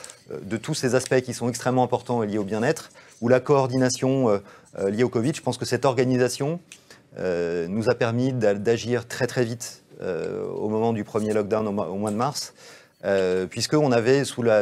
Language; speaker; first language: French; native; French